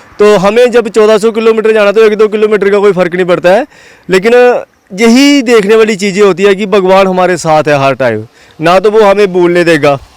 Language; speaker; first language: Hindi; non-native, local second language; Dogri